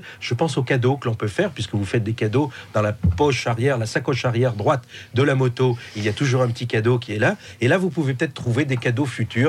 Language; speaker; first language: French; native; French